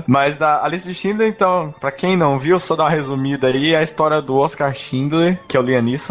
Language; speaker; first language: Portuguese; native; Portuguese